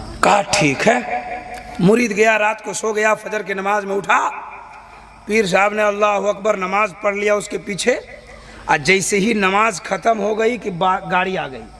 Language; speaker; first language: Hindi; native; Hindi